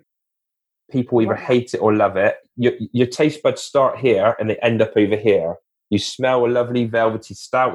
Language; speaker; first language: English; native; English